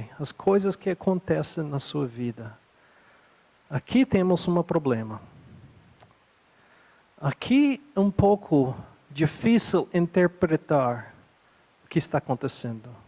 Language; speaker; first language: Portuguese; non-native, fluent; English